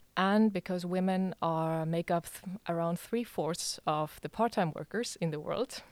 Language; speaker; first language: English; non-native, fluent; Estonian